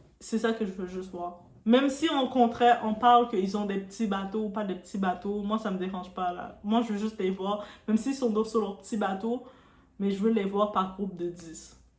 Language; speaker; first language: French; non-native, local second language; Haitian Creole